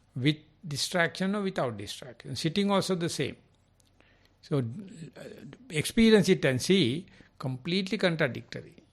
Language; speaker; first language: English; non-native, local second language; Sinhala